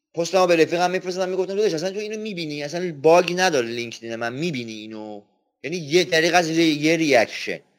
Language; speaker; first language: Persian; non-native, local second language; Azerbaijani